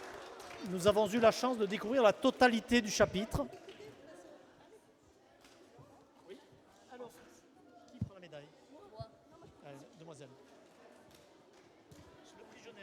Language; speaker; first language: French; native; French